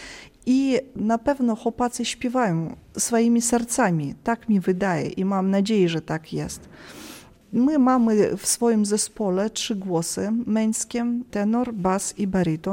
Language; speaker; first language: Polish; early bilingual, heritage; Polish